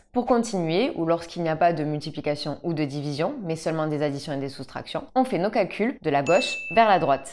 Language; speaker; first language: French; native; French